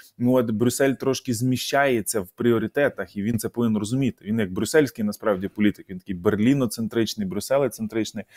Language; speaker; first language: Ukrainian; native; Ukrainian